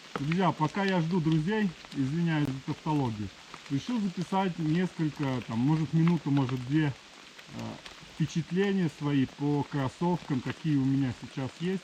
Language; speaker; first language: Russian; non-native, local second language; Ukrainian